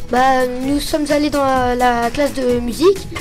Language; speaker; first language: French; native; French